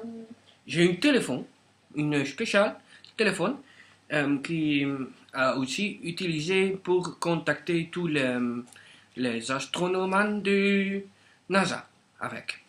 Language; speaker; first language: French; non-native, local second language; Dutch